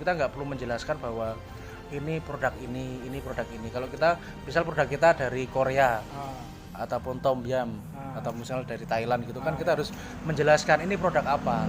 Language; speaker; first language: Indonesian; native; Indonesian